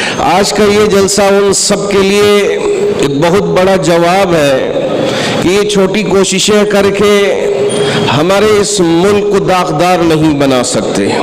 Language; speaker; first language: Urdu; native; Urdu